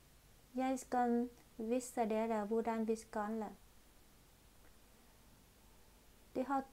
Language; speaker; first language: Norwegian; non-native, learner; Vietnamese